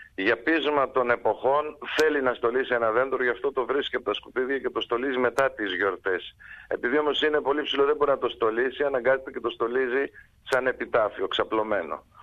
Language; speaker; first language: Greek; early bilingual, heritage; Greek